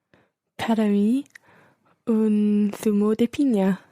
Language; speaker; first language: Spanish; non-native, learner; English